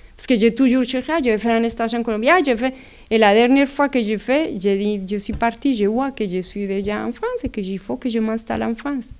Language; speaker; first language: French; non-native, fluent; Spanish